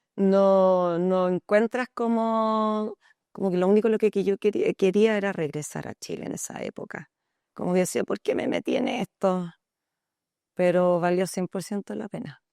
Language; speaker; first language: Spanish; early bilingual, other home language; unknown